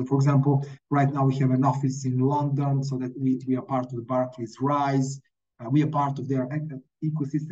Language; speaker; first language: English; non-native, fluent; Serbian